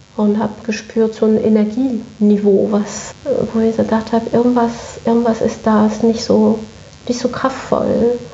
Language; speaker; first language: German; non-native, fluent; French